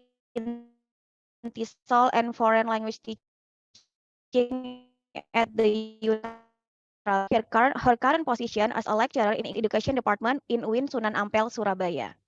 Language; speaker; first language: English; non-native, fluent; Indonesian